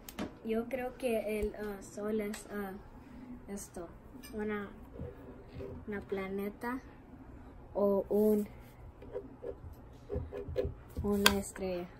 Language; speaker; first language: Spanish; early bilingual, heritage; Spanish